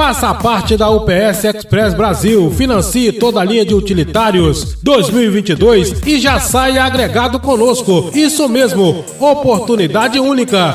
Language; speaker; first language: Portuguese; native; Portuguese